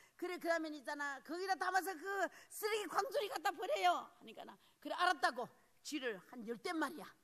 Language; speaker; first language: Korean; early bilingual, heritage; Korean